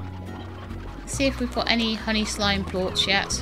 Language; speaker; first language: English; native; English